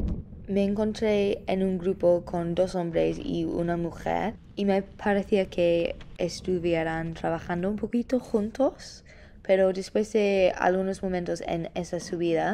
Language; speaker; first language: Spanish; non-native, fluent; English